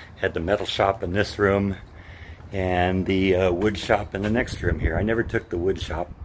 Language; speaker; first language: English; native; English